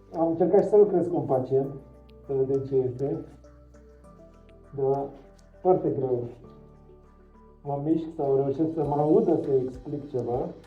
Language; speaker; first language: Romanian; native; Romanian